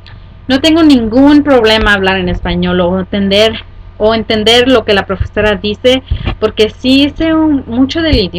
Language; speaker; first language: Spanish; early bilingual, heritage; Spanish